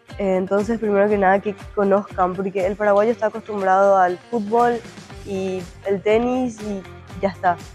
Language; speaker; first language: Spanish; native; Spanish